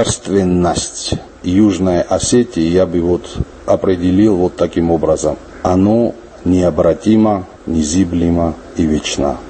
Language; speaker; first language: Russian; non-native, local second language; Ossetic